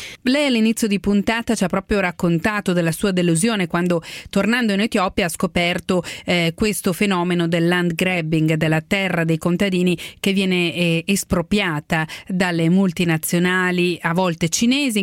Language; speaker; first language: Italian; native; Italian